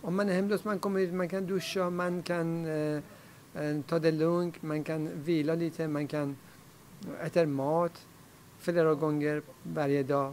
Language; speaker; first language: Swedish; non-native, fluent; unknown